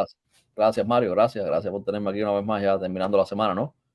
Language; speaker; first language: Spanish; native; Spanish